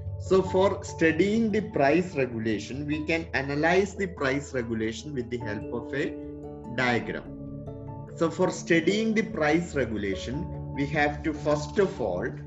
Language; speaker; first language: English; non-native, local second language; Malayalam